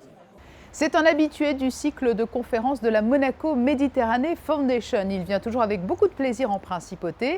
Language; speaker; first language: French; native; French